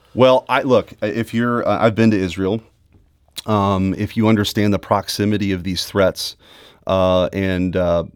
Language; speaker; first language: English; early bilingual, other home language; German